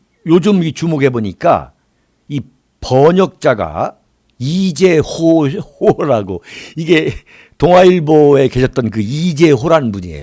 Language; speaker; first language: Korean; native; Korean